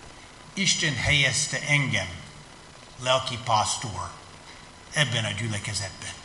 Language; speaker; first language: Hungarian; non-native, fluent; English